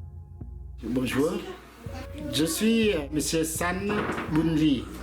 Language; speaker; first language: French; non-native, learner; Khmer